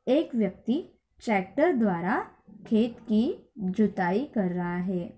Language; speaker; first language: Hindi; non-native, local second language; Marathi